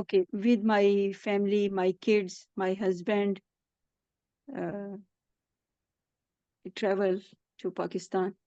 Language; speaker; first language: English; non-native, learner; Urdu